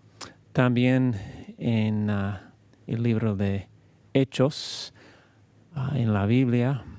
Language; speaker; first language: Spanish; non-native, learner; English